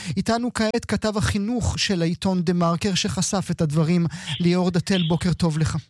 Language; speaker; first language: Hebrew; native; Hebrew